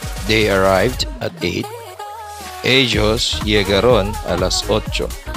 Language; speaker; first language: Spanish; non-native, fluent; Filipino